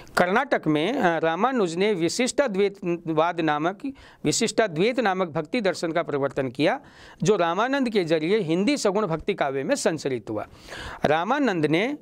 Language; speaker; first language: Hindi; native; Hindi